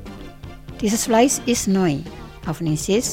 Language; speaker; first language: German; non-native, fluent; Indonesian